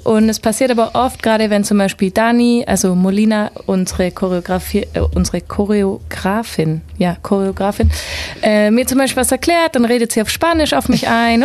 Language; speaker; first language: German; native; German